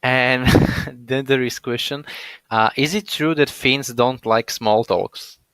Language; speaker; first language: English; non-native, fluent; Slovak